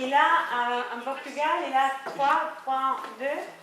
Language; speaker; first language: French; non-native, learner; Spanish